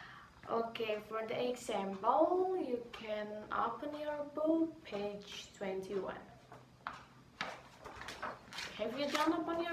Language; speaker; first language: English; non-native, learner; Indonesian